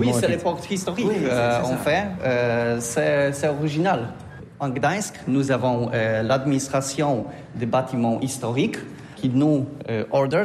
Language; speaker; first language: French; non-native, learner; Polish